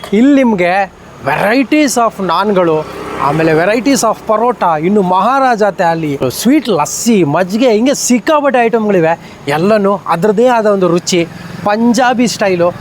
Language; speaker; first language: Kannada; native; Kannada